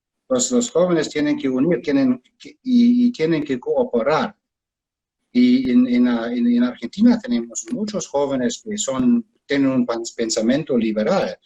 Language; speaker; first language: Spanish; non-native, fluent; German